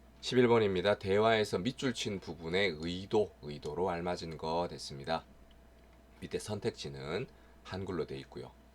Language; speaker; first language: Korean; native; Korean